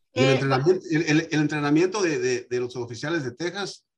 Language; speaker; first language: Spanish; early bilingual, heritage; Spanish